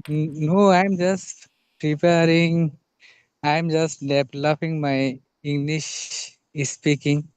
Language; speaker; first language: English; non-native, learner; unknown